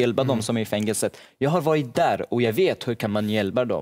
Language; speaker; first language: Swedish; non-native, learner; Arabic